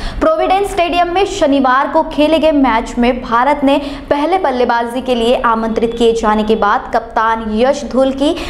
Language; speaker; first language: Hindi; non-native, local second language; Marathi